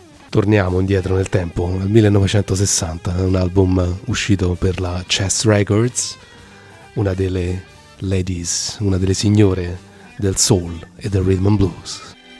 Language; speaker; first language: Italian; native; Italian